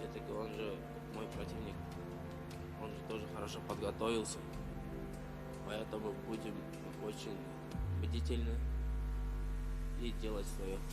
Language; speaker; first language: Russian; non-native, fluent; Kyrgyz